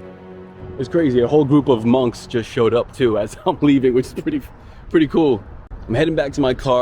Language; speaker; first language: English; native; English